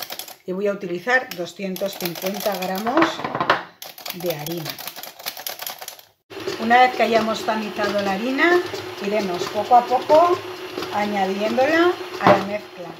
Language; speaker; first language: Spanish; native; Spanish